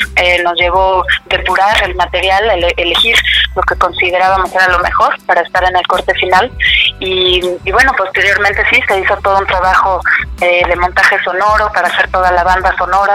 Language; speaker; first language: Spanish; native; Spanish